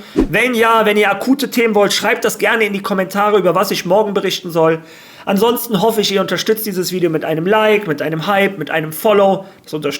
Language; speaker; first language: German; native; German